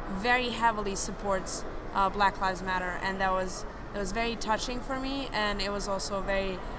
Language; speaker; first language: English; non-native, fluent; Serbian